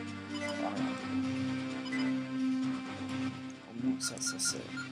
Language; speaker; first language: French; native; French